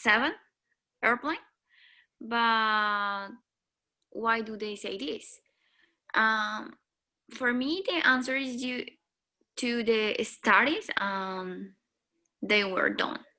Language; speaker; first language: English; non-native, learner; Spanish